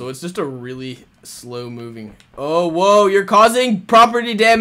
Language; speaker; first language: English; native; English